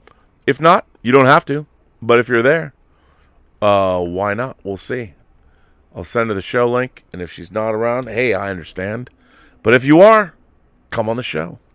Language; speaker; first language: English; native; English